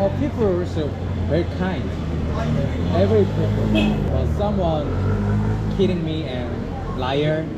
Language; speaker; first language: English; non-native, learner; Korean